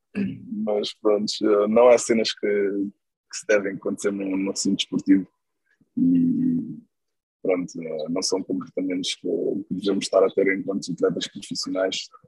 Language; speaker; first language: Portuguese; non-native, local second language; Kabuverdianu